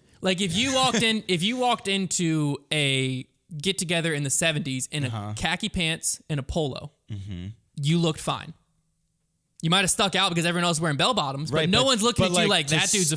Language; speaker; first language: English; native; English